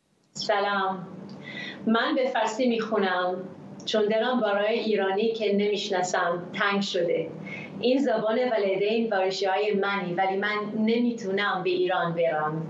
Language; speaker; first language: Persian; early bilingual, heritage; Hebrew